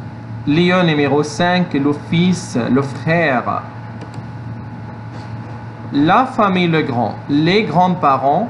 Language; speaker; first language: French; non-native, fluent; Arabic